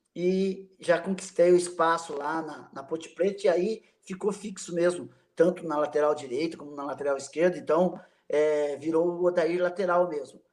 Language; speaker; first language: Portuguese; native; Portuguese